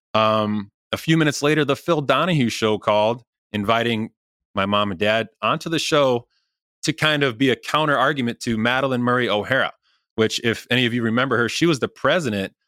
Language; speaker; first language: English; native; English